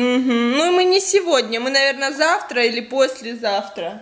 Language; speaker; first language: Russian; native; Russian